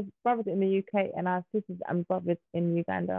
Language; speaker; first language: English; native; English